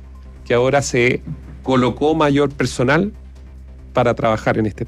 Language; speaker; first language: Spanish; native; Spanish